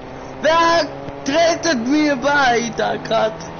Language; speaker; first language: German; non-native, learner; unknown